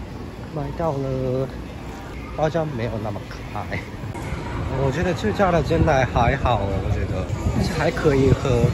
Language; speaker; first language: Chinese; non-native, fluent; Japanese